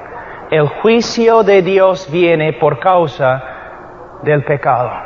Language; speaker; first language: Spanish; non-native, fluent; English